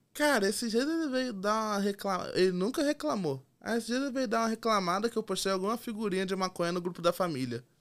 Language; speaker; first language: Portuguese; native; Portuguese